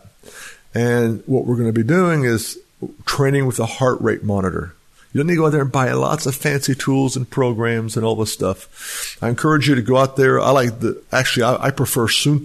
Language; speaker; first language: English; native; English